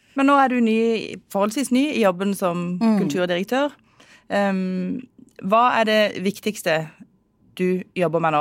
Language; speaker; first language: Norwegian; native; Norwegian